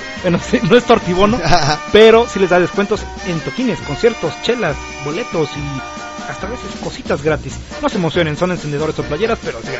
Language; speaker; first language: Spanish; native; Spanish